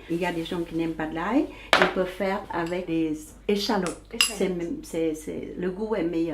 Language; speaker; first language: French; early bilingual, other home language; Vietnamese